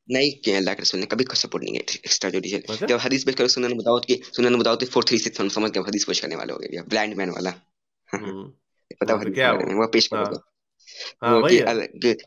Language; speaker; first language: Hindi; native; Hindi